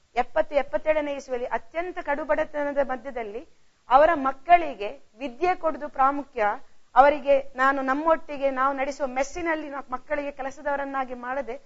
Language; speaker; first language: Kannada; non-native, local second language; Konkani